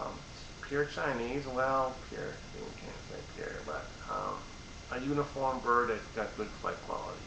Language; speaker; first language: English; native; English